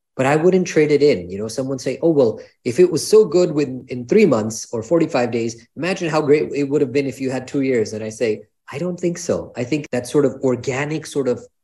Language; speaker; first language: English; native; English